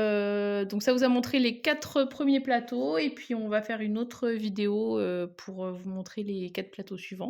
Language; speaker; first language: French; native; French